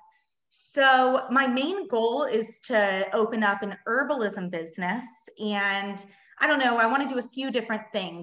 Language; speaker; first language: English; native; English